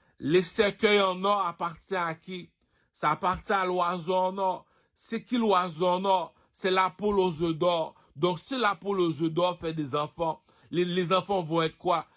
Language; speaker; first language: French; non-native, local second language; Haitian Creole